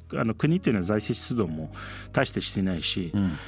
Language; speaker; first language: Japanese; non-native, fluent; Turkish